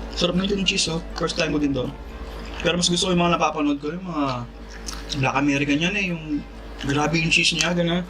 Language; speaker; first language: Filipino; non-native, local second language; Pampanga